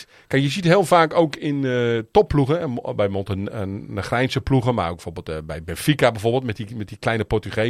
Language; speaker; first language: Dutch; native; Dutch